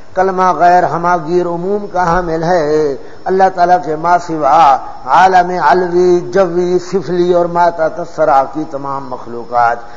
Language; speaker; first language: Urdu; non-native, local second language; Saraiki